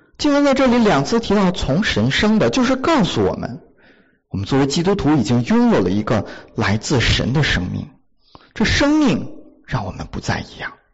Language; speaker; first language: Chinese; native; Chinese